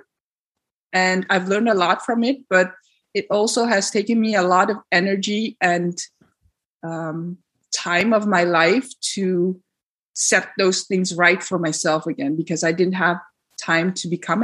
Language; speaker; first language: English; non-native, fluent; Dutch